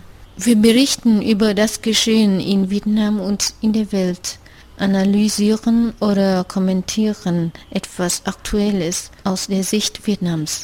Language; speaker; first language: German; non-native, fluent; Vietnamese